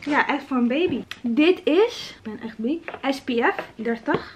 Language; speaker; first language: Dutch; non-native, learner; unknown